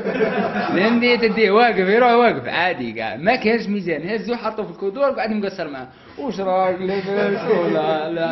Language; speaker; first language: Arabic; native; Arabic